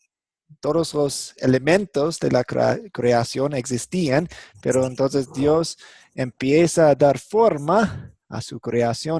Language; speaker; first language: Spanish; non-native, fluent; English